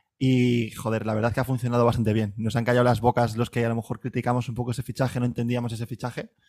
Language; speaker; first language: Spanish; native; Spanish